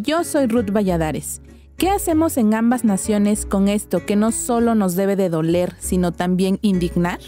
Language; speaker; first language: Spanish; native; Spanish